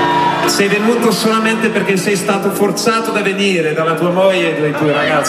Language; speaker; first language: Italian; non-native, fluent; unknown